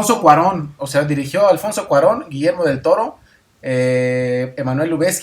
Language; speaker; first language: Spanish; native; Spanish